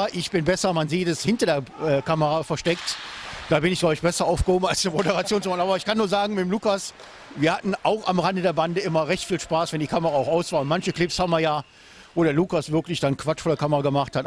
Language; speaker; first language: German; native; German